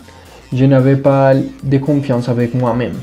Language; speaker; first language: French; non-native, learner; Spanish